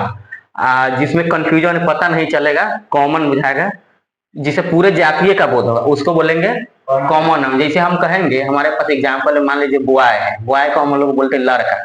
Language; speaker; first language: Hindi; non-native, local second language; Bhojpuri